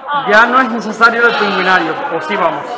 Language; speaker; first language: Spanish; native; Spanish